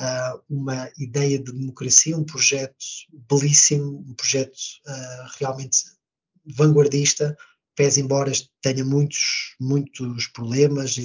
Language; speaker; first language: Portuguese; native; Portuguese